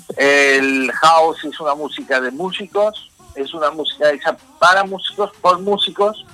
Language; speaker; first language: Spanish; early bilingual, heritage; Spanish